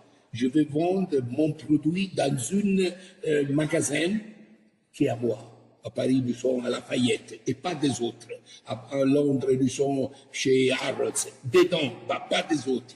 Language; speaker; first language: French; non-native, learner; Italian